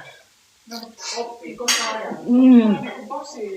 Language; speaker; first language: Finnish; native; Finnish